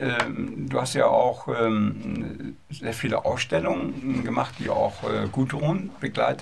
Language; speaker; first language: German; native; German